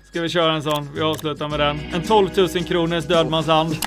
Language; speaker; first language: Swedish; native; Swedish